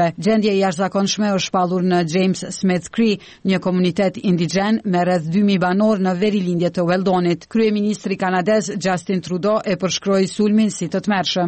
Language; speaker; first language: Albanian; native; Albanian